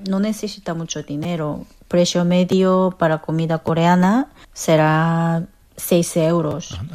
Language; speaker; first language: Spanish; non-native, fluent; Korean